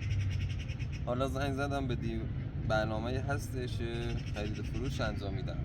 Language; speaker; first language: Persian; native; Persian